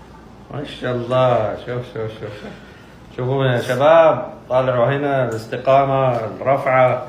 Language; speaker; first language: Arabic; native; Arabic